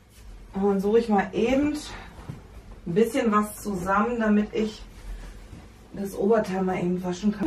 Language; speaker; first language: German; native; German